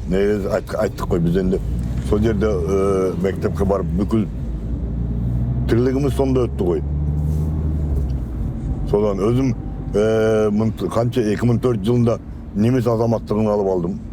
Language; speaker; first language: Kazakh; early bilingual, heritage; German